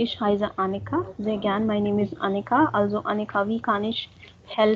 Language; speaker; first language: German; non-native, fluent; Hindi